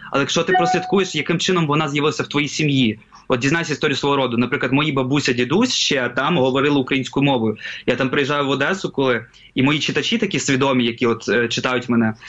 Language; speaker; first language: Ukrainian; non-native, local second language; Russian